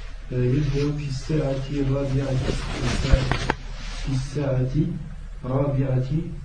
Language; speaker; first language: Arabic; non-native, learner; French